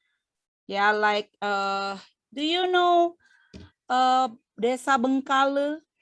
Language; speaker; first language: English; non-native, fluent; Indonesian